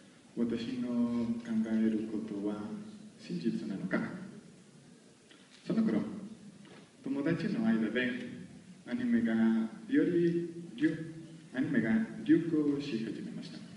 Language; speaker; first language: Japanese; non-native, learner; Spanish